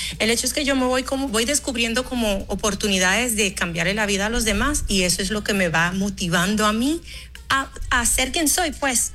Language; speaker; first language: Spanish; early bilingual, other home language; Haitian Creole